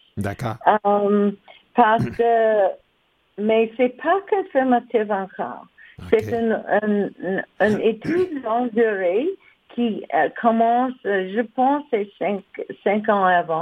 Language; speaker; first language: French; non-native, learner; English